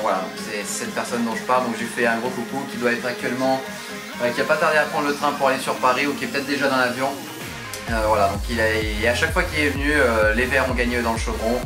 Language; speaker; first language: French; native; French